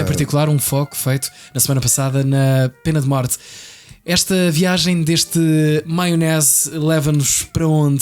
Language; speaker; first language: Portuguese; native; Portuguese